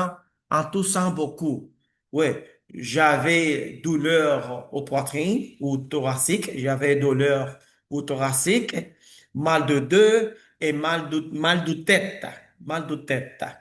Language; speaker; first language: French; non-native, learner; Spanish